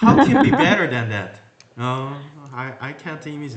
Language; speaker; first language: English; non-native, learner; Korean